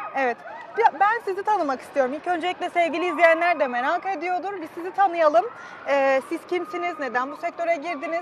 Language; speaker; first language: Turkish; native; Turkish